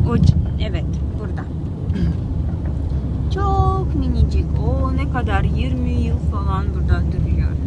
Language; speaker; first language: Turkish; non-native, learner; Russian